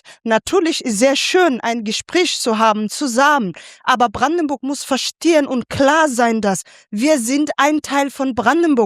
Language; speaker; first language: German; non-native, fluent; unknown